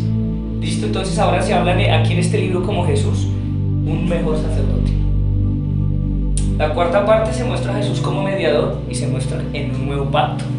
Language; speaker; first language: Spanish; native; Spanish